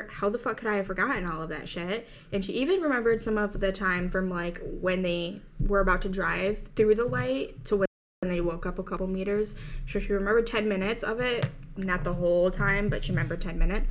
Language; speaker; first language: English; native; English